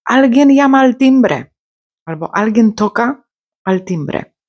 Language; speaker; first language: Spanish; non-native, fluent; Polish